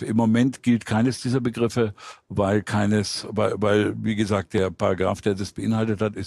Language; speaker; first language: German; native; German